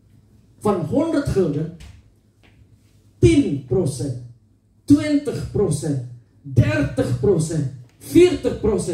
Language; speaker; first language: Dutch; non-native, learner; Indonesian